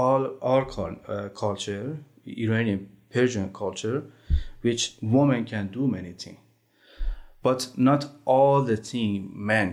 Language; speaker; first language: English; non-native, learner; Persian